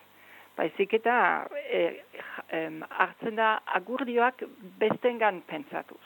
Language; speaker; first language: Basque; non-native, fluent; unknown